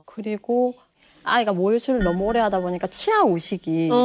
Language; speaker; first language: Korean; native; Korean